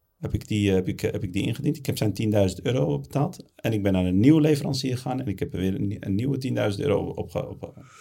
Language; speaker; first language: Dutch; early bilingual, other home language; Arabic